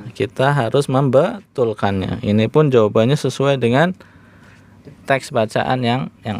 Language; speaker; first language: Indonesian; native; Indonesian